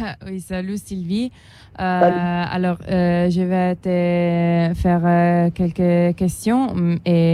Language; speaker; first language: French; non-native, learner; Italian